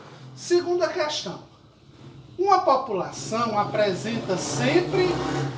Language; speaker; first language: Portuguese; native; Portuguese